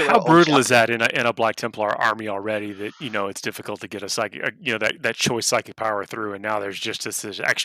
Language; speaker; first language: English; native; English